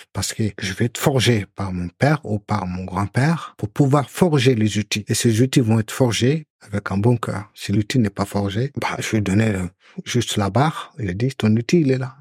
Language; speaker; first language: French; non-native, local second language; Soninke